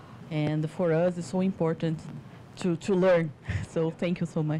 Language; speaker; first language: English; non-native, learner; Portuguese